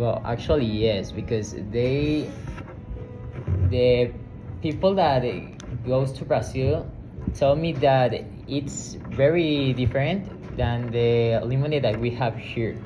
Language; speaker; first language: English; non-native, learner; Spanish